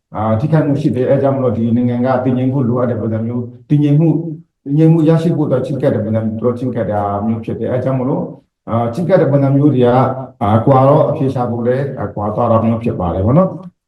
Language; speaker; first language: Burmese; non-native, local second language; Shwe Palaung